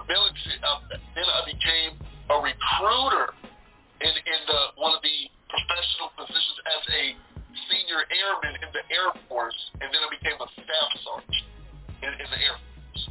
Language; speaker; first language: English; native; English